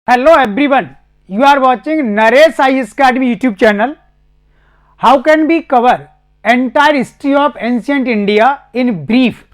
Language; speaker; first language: English; non-native, local second language; Hindi